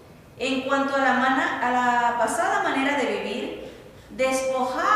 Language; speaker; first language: Spanish; native; Spanish